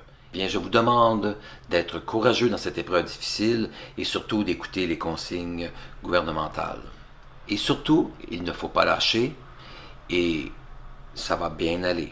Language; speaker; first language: French; native; French